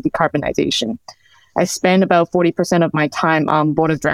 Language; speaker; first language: English; non-native, fluent; Chinese